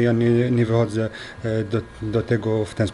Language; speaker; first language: Polish; non-native, learner; French